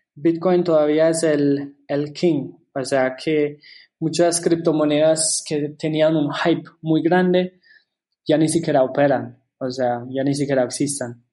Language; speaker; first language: Spanish; non-native, fluent; German